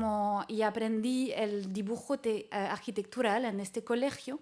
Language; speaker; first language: Spanish; non-native, fluent; French